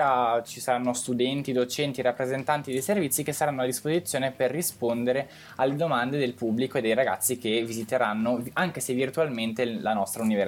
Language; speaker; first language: Italian; native; Italian